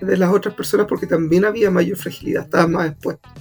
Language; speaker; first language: Spanish; native; Spanish